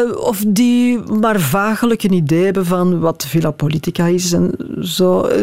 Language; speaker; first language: Dutch; native; Dutch